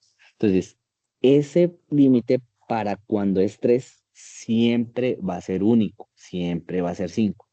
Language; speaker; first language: Spanish; native; Spanish